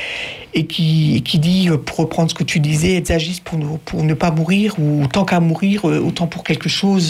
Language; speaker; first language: French; native; French